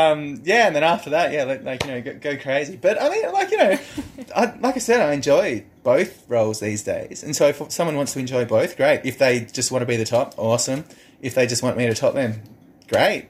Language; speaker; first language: English; native; English